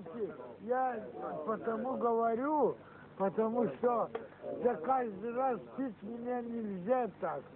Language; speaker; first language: Russian; non-native, local second language; Azerbaijani